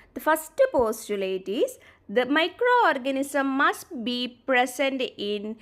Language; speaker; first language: English; non-native, local second language; Malayalam